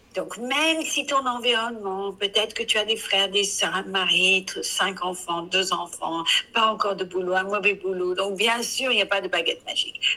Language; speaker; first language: French; non-native, fluent; English